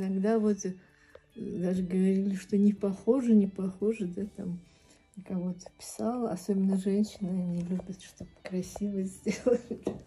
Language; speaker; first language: Russian; non-native, local second language; Tajik